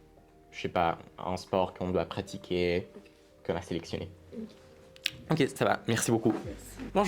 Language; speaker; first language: French; non-native, learner; Italian